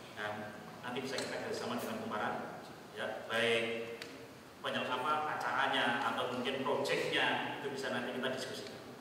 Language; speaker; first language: Indonesian; native; Indonesian